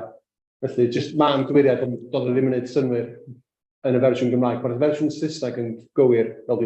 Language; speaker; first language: Welsh; native; Welsh